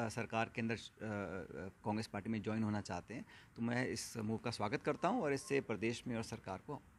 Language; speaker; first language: Hindi; native; Hindi